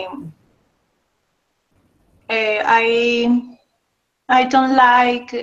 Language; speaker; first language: English; non-native, learner; Spanish